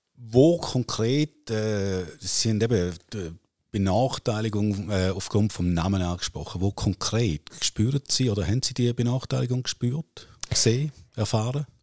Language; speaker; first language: German; native; German